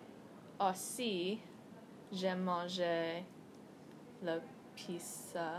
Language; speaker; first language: French; non-native, learner; English